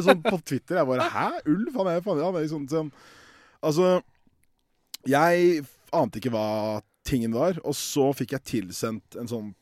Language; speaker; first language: Norwegian; native; Norwegian